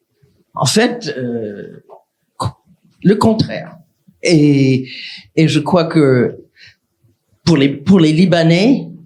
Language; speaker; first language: French; non-native, fluent; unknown